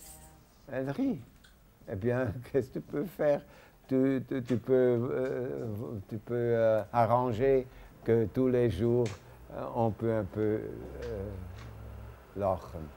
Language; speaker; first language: French; non-native, local second language; German